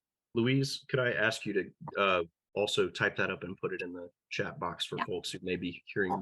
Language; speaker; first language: English; native; English